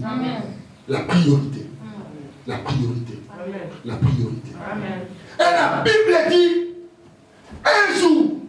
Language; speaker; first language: French; non-native, local second language; Lingala